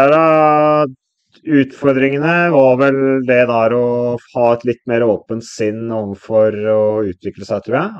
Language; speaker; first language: Norwegian; native; Norwegian